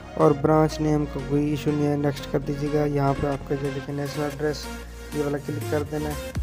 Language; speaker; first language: Urdu; non-native, local second language; Punjabi